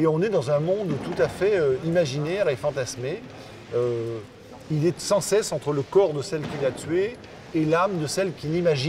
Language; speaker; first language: French; native; French